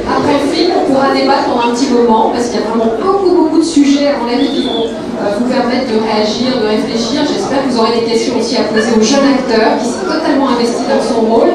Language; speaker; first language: French; native; French